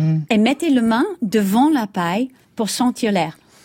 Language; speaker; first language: French; non-native, fluent; English